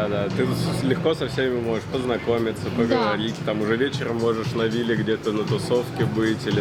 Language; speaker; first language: Russian; native; Russian